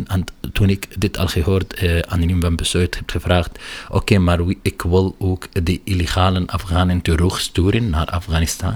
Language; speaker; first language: Dutch; non-native, learner; Arabic